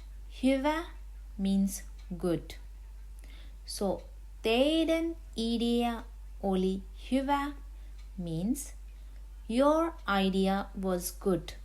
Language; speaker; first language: Finnish; non-native, learner; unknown